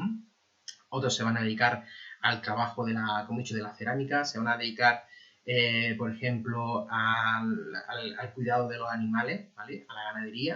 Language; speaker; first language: Spanish; native; Spanish